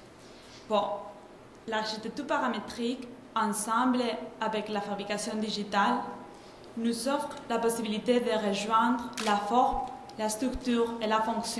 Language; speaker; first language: French; non-native, fluent; Spanish